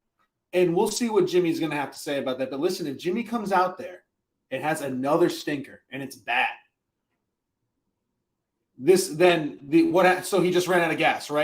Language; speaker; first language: English; native; English